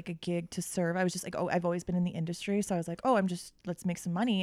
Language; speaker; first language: English; early bilingual, other home language; Romanian